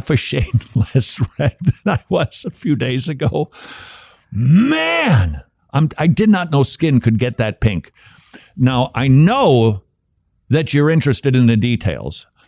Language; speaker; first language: English; native; English